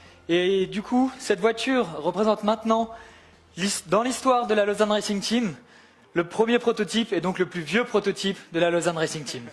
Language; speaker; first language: French; native; French